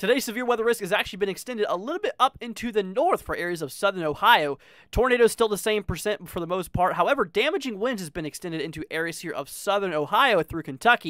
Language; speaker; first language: English; native; English